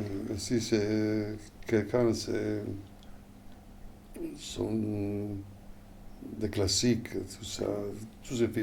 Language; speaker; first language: French; non-native, fluent; Italian